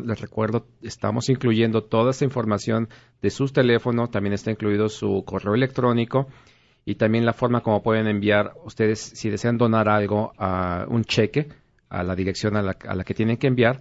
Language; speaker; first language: Spanish; native; Spanish